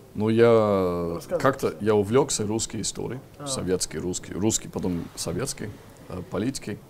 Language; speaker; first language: Russian; non-native, fluent; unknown